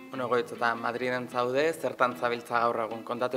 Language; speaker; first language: Basque; native; Basque